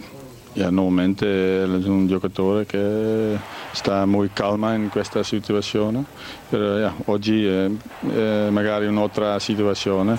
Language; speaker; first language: Italian; non-native, learner; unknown